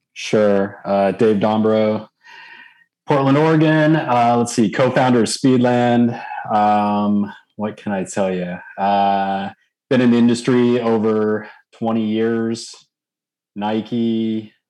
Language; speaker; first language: English; native; English